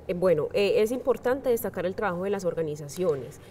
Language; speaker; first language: Spanish; native; Spanish